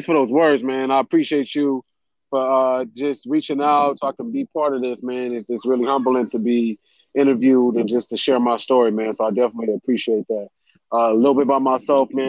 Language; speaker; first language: English; native; English